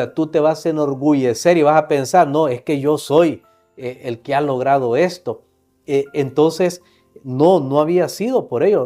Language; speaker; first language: Spanish; native; Spanish